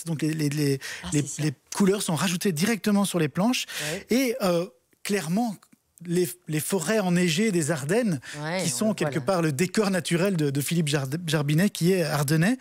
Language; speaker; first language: French; native; French